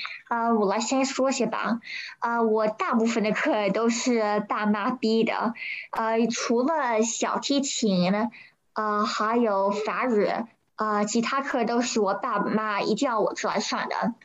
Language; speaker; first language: Chinese; early bilingual, heritage; Chinese